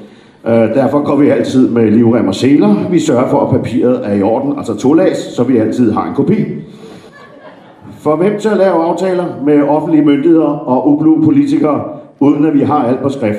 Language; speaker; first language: Danish; native; Danish